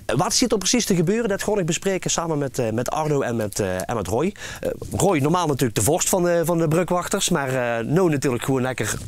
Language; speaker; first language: Dutch; native; Dutch